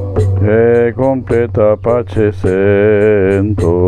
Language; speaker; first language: Italian; non-native, learner; Spanish